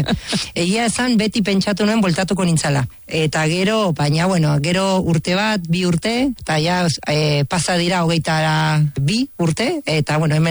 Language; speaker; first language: Basque; non-native, fluent; Spanish